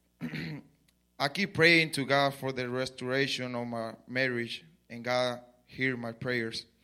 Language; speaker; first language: English; non-native, learner; Spanish